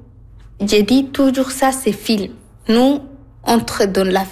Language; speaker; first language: French; non-native, learner; Arabic